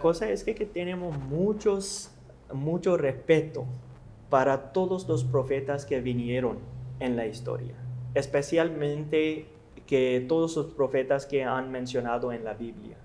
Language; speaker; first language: Spanish; non-native, learner; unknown